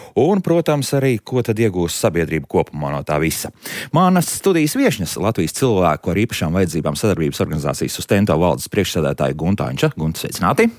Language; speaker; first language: Latvian; native; Latvian